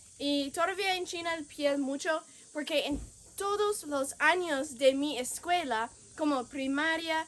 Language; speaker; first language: Spanish; non-native, fluent; English